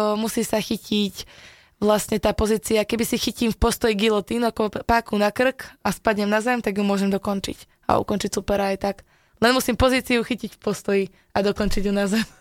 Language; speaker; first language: Slovak; native; Slovak